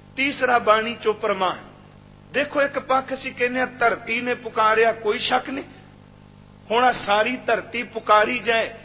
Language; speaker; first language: Punjabi; native; Punjabi